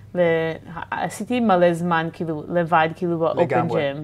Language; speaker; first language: Hebrew; non-native, fluent; English